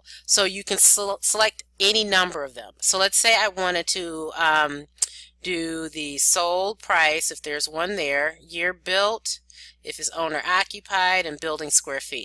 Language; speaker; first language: English; native; English